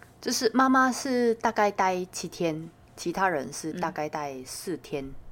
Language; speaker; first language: Chinese; non-native, fluent; Korean